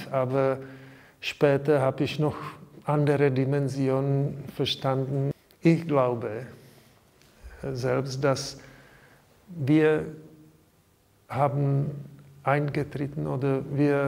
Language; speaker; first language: German; non-native, learner; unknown